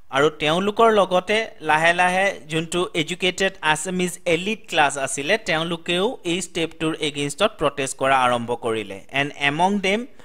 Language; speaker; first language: Assamese; native; Assamese